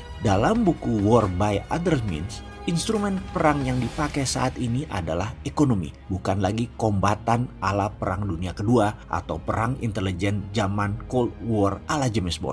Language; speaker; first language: Indonesian; native; Indonesian